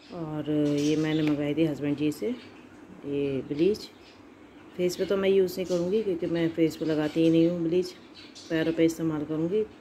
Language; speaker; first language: Hindi; native; Hindi